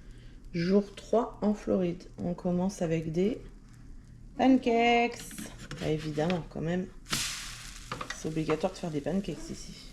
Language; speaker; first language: French; native; French